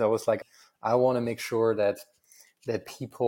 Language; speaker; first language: English; non-native, fluent; German